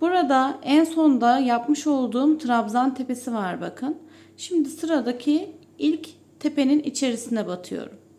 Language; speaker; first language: Turkish; native; Turkish